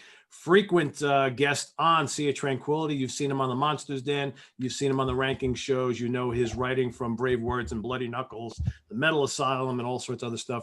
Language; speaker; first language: English; native; English